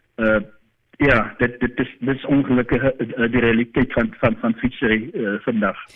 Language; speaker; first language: Afrikaans; native; Afrikaans